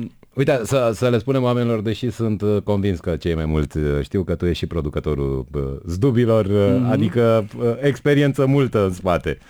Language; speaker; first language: Romanian; native; Romanian